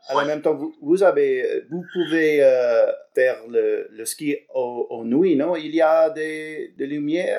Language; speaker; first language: French; non-native, learner; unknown